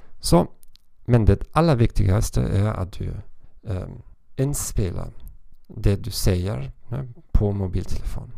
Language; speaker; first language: Swedish; non-native, learner; German